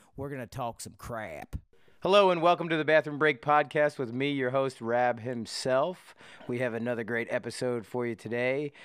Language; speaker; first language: English; native; English